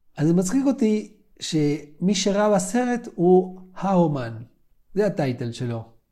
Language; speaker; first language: Hebrew; native; Hebrew